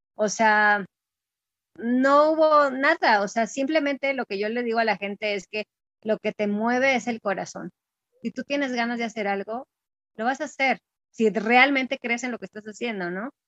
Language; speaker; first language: Spanish; native; Spanish